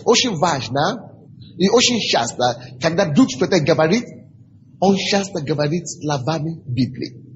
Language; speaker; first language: Russian; non-native, fluent; Yoruba